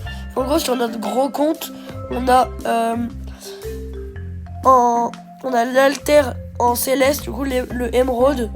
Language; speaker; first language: French; native; French